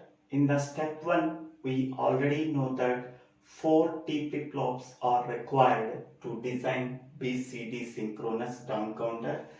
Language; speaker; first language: English; non-native, local second language; Telugu